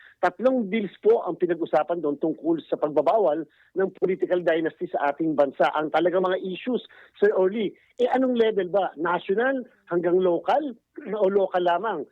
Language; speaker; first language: Filipino; native; Filipino